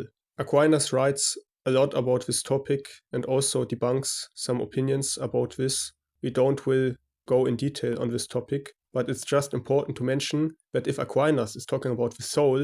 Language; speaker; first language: English; non-native, fluent; German